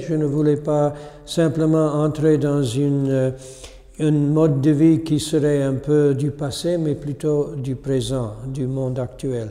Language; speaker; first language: French; non-native, fluent; English